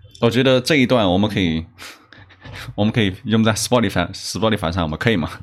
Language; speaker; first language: Chinese; non-native, learner; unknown